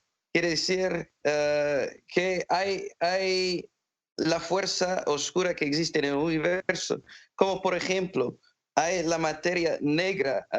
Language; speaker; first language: Spanish; non-native, fluent; English